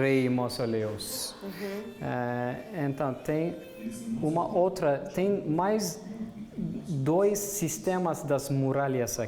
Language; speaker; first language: Portuguese; non-native, learner; Turkish